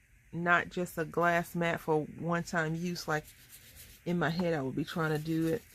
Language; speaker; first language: English; native; English